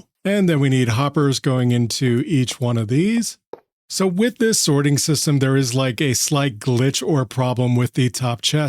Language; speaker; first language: English; native; English